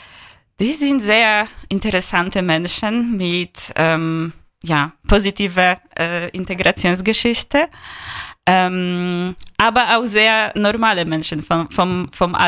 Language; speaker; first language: German; non-native, fluent; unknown